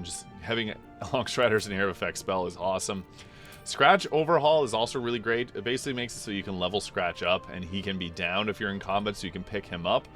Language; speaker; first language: English; native; English